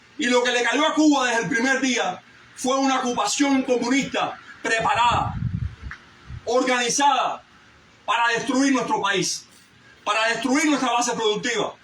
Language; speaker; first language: Spanish; early bilingual, heritage; Spanish